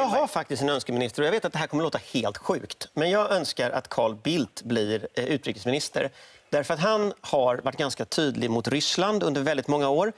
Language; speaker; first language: Swedish; native; Swedish